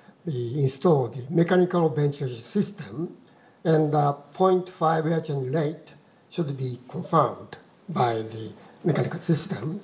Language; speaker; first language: English; non-native, fluent; Japanese